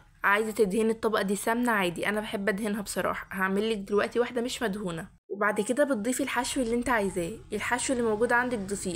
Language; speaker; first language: Arabic; native; Arabic